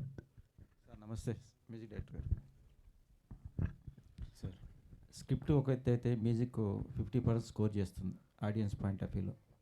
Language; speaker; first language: Telugu; native; Telugu